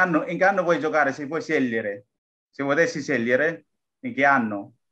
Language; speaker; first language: Italian; non-native, learner; Indonesian